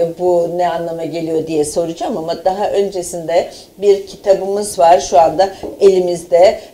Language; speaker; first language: Turkish; native; Turkish